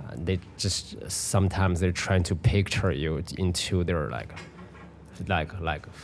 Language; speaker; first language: English; non-native, fluent; Chinese